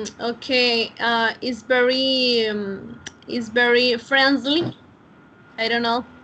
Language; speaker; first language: English; non-native, learner; Spanish